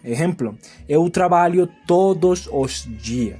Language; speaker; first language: Portuguese; non-native, fluent; Spanish